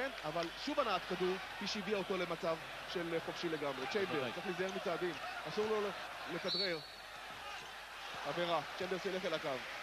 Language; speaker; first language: Hebrew; native; Hebrew